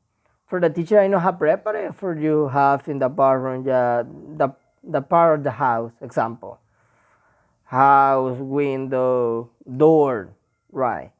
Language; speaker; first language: English; non-native, learner; Spanish